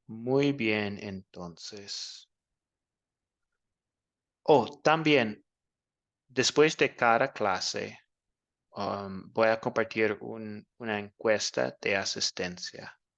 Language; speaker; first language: Spanish; non-native, fluent; English